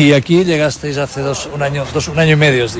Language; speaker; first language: Spanish; native; Spanish